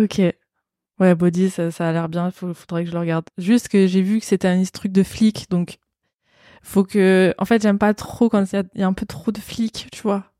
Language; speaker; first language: French; native; French